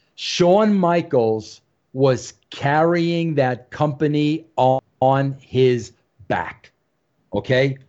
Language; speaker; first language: English; native; English